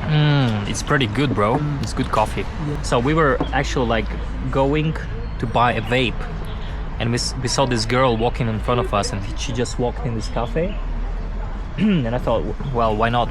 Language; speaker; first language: English; non-native, fluent; Russian